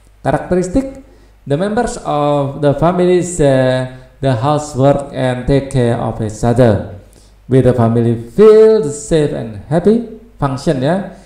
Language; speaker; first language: English; non-native, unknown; Indonesian